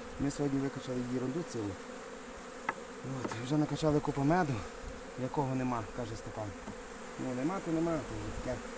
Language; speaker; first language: Ukrainian; native; Ukrainian